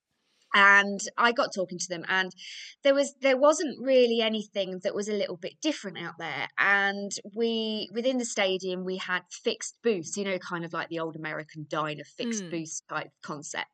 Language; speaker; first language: English; native; English